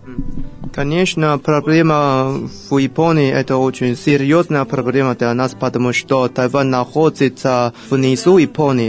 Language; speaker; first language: Russian; non-native, fluent; Chinese